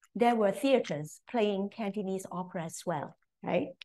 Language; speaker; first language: English; non-native, local second language; Cantonese